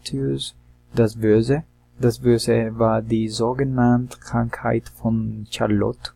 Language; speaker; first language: German; non-native, learner; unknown